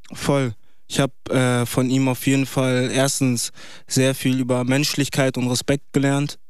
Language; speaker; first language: German; early bilingual, other home language; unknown